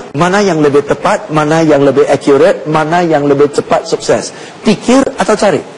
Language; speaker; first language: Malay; non-native, local second language; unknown